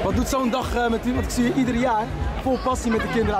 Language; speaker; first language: Dutch; native; Dutch